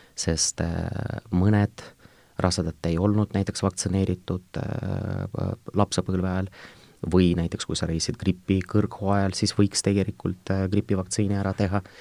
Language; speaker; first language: Estonian; non-native, local second language; Russian